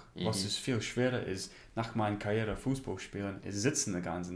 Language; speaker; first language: German; non-native, learner; English